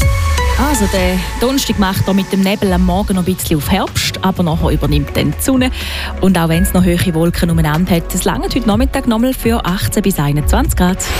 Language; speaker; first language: German; native; German